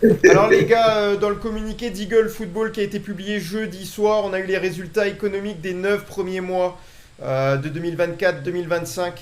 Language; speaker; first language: French; native; French